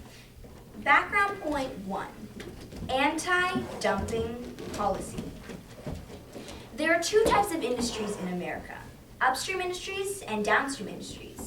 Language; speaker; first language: English; native; English